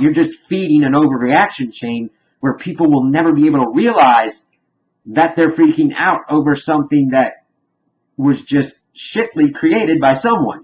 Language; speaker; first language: English; native; English